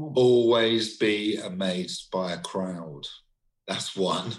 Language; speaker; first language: English; native; English